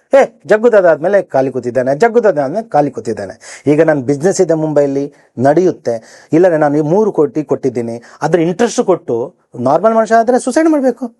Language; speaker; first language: Kannada; native; Kannada